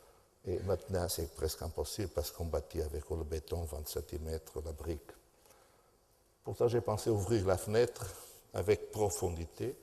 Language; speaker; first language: French; non-native, fluent; Portuguese